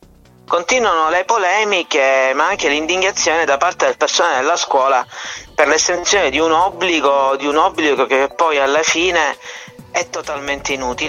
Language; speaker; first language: Italian; native; Italian